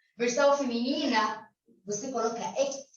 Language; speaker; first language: Portuguese; non-native, fluent; Arabic